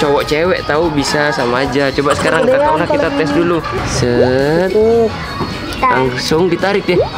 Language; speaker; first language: Indonesian; native; Indonesian